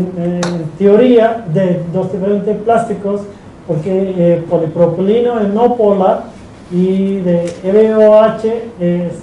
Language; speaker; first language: Spanish; non-native, fluent; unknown